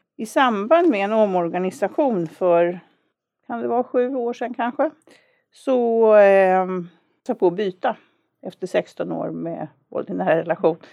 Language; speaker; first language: Swedish; native; Swedish